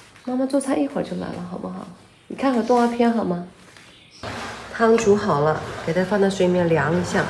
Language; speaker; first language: Chinese; native; Chinese